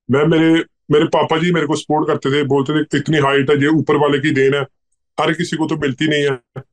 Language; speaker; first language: Hindi; native; Hindi